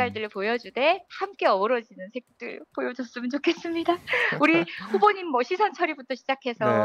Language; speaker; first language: Korean; native; Korean